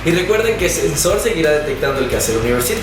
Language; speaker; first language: Spanish; native; Spanish